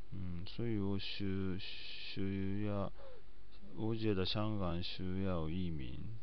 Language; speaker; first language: Chinese; non-native, learner; Japanese